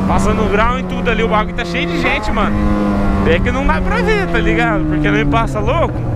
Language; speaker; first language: Portuguese; native; Portuguese